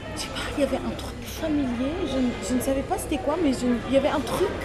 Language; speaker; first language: French; non-native, local second language; Arabic